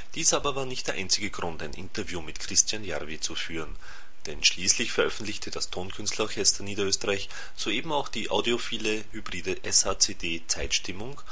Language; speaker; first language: German; native; German